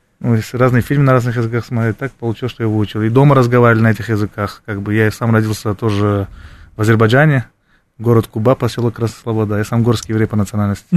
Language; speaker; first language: Russian; non-native, fluent; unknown